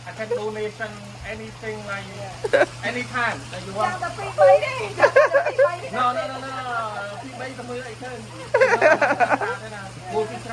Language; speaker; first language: English; non-native, learner; Khmer